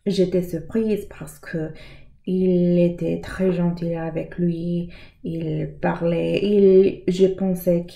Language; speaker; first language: French; non-native, learner; English